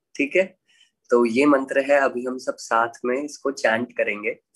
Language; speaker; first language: Hindi; native; Hindi